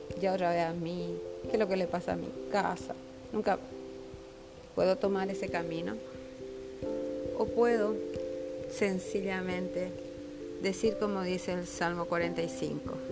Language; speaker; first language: Spanish; native; Spanish